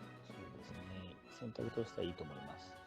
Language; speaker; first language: Japanese; native; Japanese